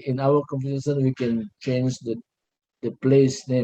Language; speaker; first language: English; non-native, learner; Indonesian